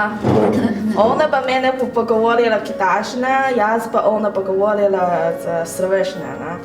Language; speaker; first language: Slovenian; non-native, learner; Chinese